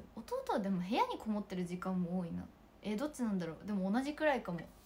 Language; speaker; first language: Japanese; native; Japanese